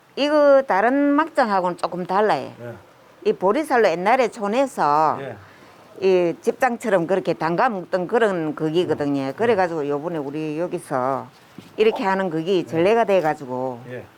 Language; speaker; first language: Korean; native; Korean